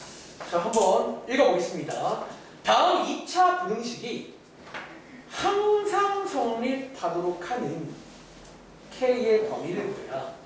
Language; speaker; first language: Korean; native; Korean